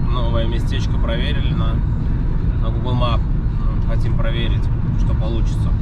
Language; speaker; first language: Russian; native; Russian